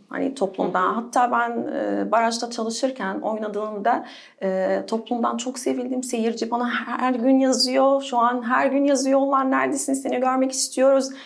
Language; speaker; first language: Turkish; non-native, fluent; Arabic